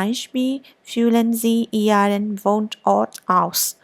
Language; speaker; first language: German; non-native, fluent; Burmese